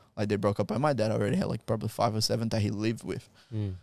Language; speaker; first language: English; non-native, fluent; Portuguese